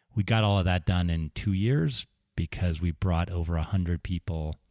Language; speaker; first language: English; native; English